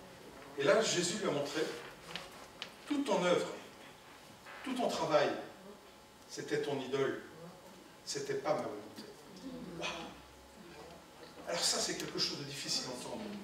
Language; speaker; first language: French; native; French